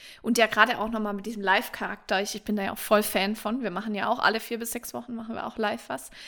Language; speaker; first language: German; native; German